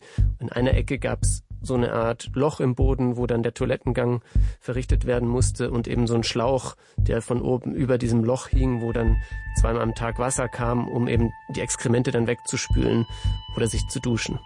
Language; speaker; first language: German; native; German